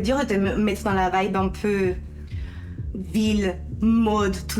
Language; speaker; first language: French; native; French